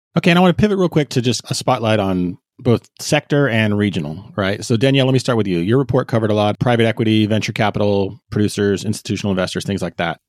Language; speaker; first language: English; native; English